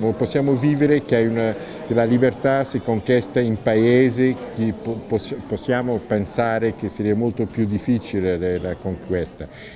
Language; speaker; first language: Italian; non-native, learner; Portuguese